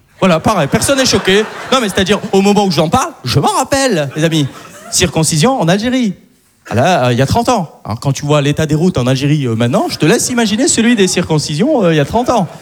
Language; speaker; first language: French; early bilingual, other home language; Arabic